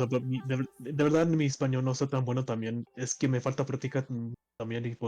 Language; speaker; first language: Spanish; early bilingual, heritage; English